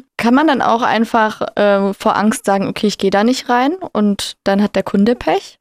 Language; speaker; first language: German; native; German